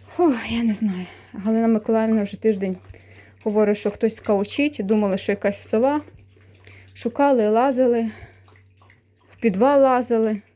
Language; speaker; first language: Ukrainian; non-native, local second language; Russian